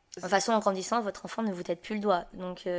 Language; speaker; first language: French; native; French